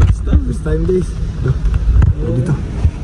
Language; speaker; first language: English; non-native, local second language; Filipino